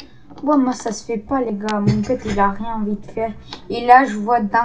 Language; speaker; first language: French; native; French